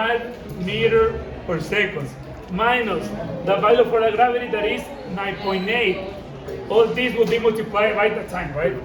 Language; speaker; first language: English; non-native, fluent; Spanish